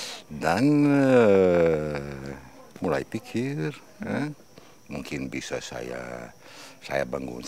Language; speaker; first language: Indonesian; non-native, learner; Italian